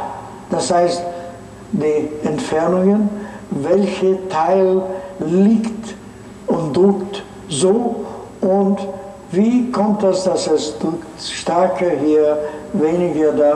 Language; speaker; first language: German; non-native, fluent; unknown